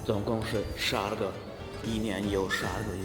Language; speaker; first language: Chinese; non-native, fluent; Turkmen